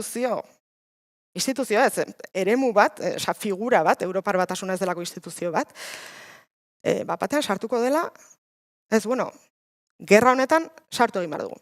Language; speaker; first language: Basque; native; Basque